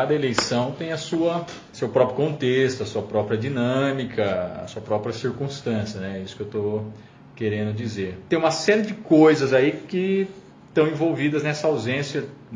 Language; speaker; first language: Portuguese; native; Portuguese